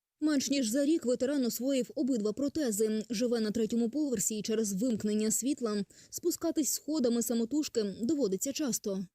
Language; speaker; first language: Ukrainian; native; Ukrainian